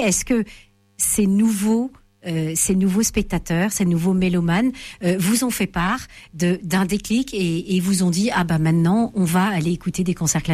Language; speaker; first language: French; native; French